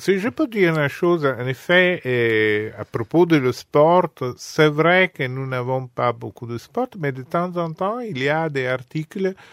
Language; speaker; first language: French; non-native, fluent; Italian